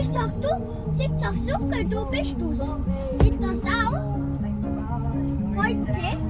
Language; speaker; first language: German; early bilingual, other home language; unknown